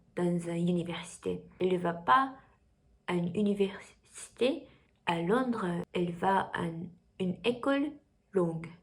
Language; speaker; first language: French; non-native, learner; Japanese